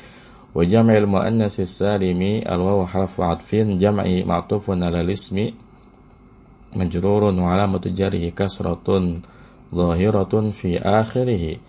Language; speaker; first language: Arabic; non-native, fluent; Indonesian